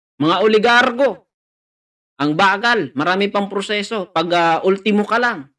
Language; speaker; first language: Filipino; native; Filipino